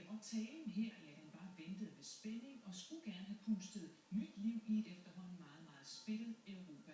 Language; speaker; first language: Danish; native; Danish